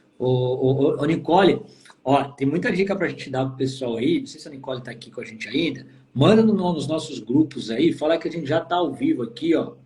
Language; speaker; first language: Portuguese; native; Portuguese